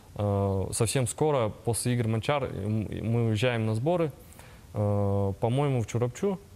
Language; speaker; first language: Russian; native; Russian